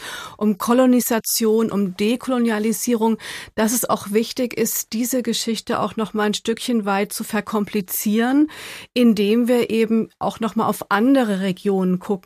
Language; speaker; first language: German; native; German